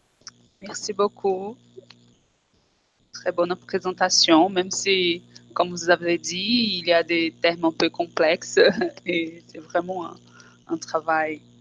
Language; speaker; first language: French; non-native, fluent; Portuguese